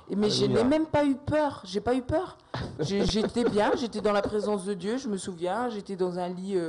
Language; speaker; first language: French; native; French